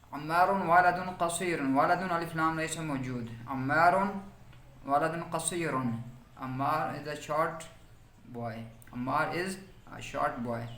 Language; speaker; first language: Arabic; non-native, fluent; Urdu